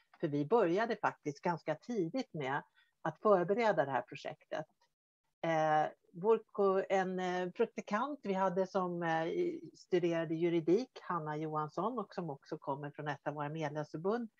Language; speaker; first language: Swedish; native; Swedish